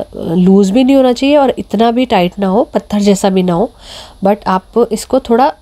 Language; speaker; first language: Hindi; native; Hindi